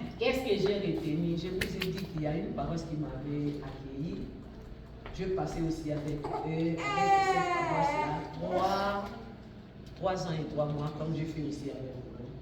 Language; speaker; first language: French; non-native, local second language; Lingala